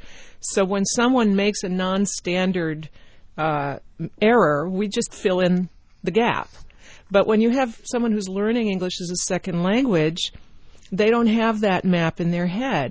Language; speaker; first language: English; native; English